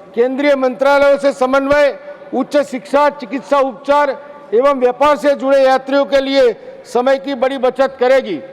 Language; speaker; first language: Hindi; non-native, local second language; Gujarati